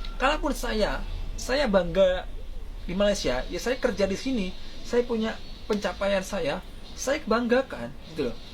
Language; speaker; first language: Indonesian; native; Indonesian